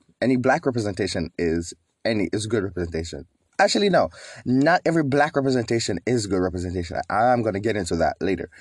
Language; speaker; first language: English; native; English